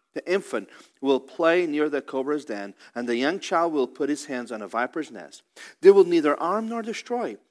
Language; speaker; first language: English; non-native, fluent; Portuguese